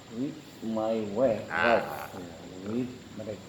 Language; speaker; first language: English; non-native, learner; Indonesian